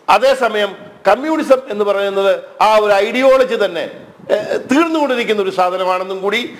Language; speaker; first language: Malayalam; native; Malayalam